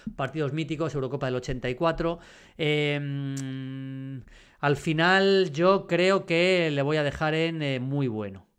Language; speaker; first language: Spanish; native; Spanish